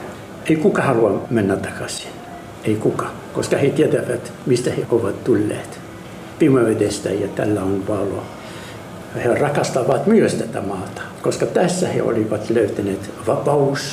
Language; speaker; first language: Finnish; non-native, learner; Arabic